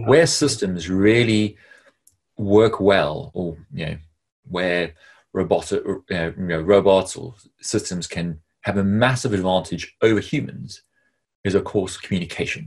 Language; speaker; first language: English; native; English